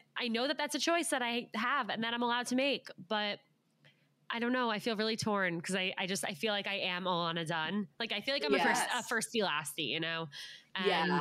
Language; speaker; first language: English; native; English